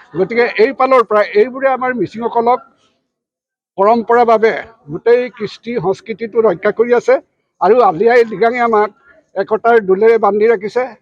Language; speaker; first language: Assamese; non-native, local second language; Mising